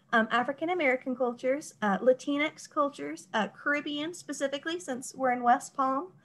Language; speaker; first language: English; native; English